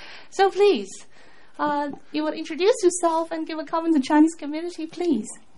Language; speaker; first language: English; non-native, fluent; Chinese